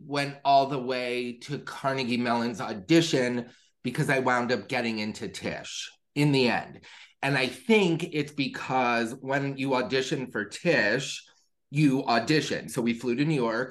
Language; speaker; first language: English; native; English